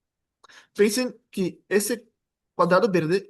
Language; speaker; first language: Spanish; non-native, fluent; Portuguese